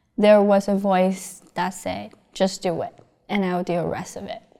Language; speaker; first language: English; non-native, fluent; Chinese